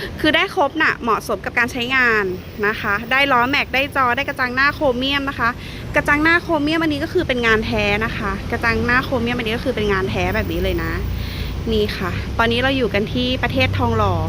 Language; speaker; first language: Thai; native; Thai